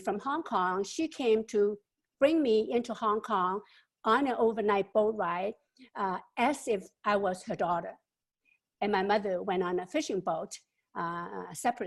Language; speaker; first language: English; non-native, local second language; Wu Chinese